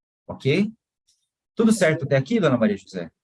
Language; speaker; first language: Portuguese; native; Portuguese